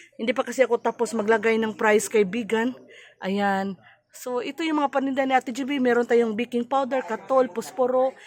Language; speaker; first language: Filipino; non-native, local second language; Cebuano